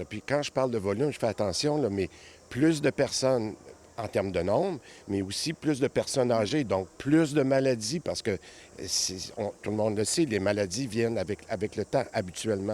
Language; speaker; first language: French; native; French